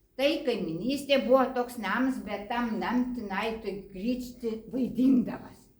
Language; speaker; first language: Lithuanian; native; Lithuanian